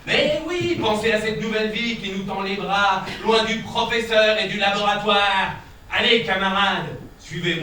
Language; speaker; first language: French; native; French